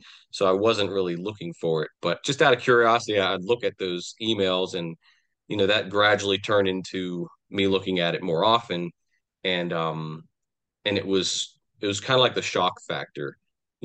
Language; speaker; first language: English; native; English